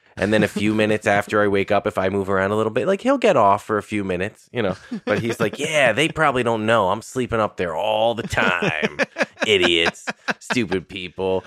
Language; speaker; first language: English; native; English